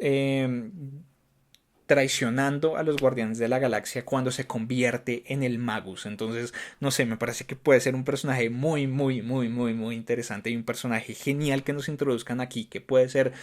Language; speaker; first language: Spanish; native; Spanish